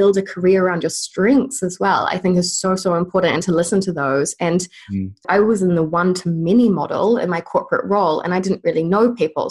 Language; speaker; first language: English; native; English